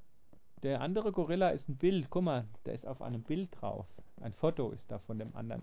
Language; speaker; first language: German; native; German